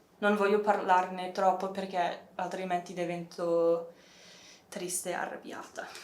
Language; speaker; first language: Italian; non-native, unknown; English